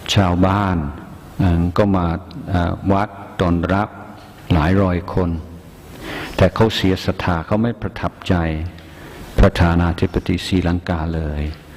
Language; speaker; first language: Thai; non-native, fluent; English